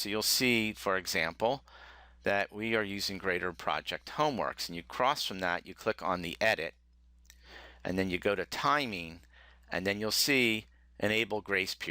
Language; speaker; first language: English; native; English